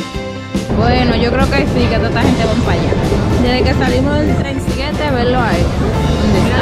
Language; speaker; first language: Spanish; native; Spanish